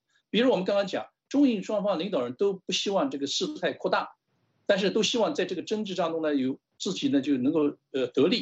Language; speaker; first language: Chinese; native; Chinese